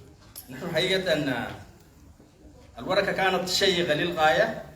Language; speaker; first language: Arabic; native; Arabic